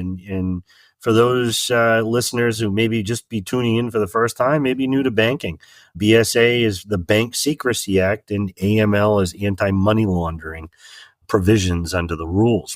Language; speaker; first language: English; native; English